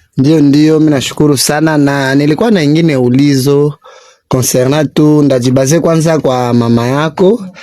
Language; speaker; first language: Swahili; native; Swahili